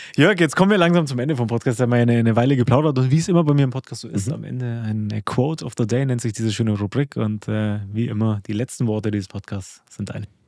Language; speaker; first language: German; early bilingual, other home language; Albanian